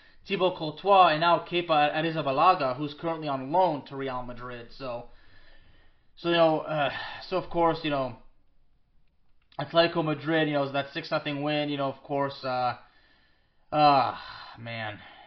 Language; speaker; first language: English; early bilingual, other home language; French